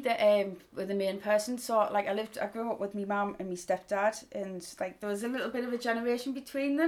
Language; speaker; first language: English; native; English